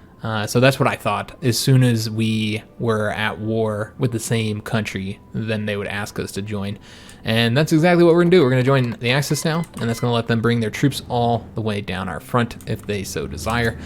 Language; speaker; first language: English; native; English